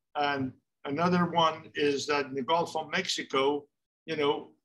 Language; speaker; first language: English; non-native, fluent; Persian